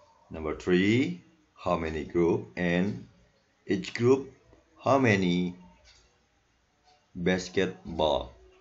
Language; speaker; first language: English; non-native, learner; Indonesian